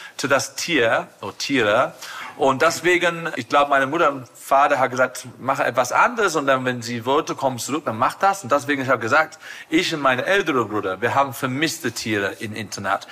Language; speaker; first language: German; non-native, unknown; English